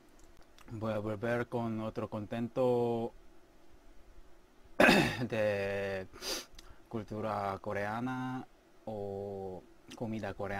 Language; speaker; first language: Spanish; non-native, learner; Korean